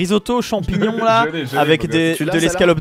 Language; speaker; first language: French; native; French